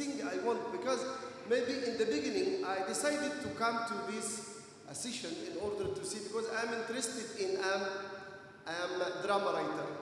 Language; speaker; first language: English; non-native, fluent; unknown